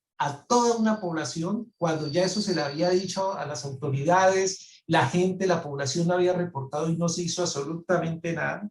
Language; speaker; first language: Spanish; native; Spanish